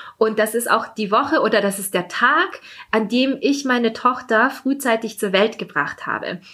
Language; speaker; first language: German; early bilingual, other home language; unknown